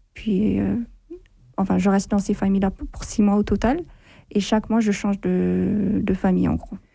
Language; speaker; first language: French; non-native, fluent; Amharic